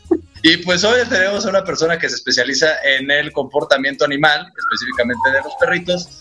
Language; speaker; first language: Spanish; native; Spanish